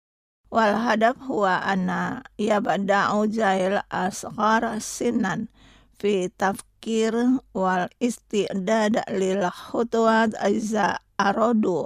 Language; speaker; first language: Arabic; non-native, fluent; Indonesian